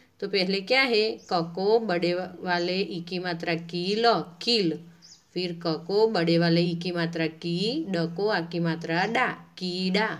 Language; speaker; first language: Hindi; non-native, local second language; Gujarati